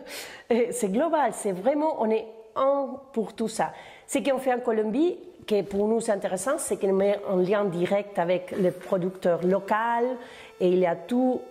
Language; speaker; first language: French; non-native, fluent; Spanish